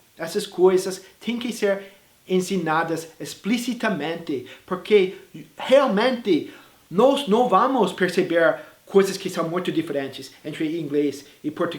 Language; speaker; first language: Portuguese; non-native, fluent; English